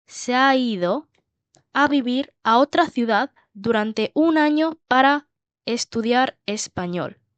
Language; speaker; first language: Spanish; non-native, learner; Bangla